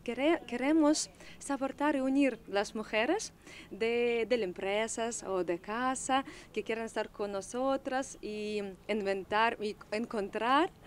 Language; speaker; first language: Spanish; non-native, learner; Russian